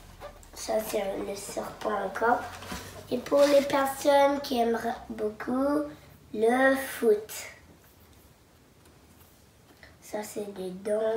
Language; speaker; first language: French; non-native, local second language; English